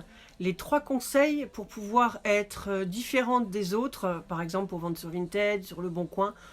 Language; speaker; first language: French; native; French